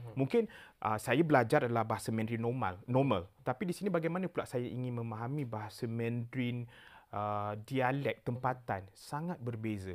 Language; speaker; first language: Malay; native; Malay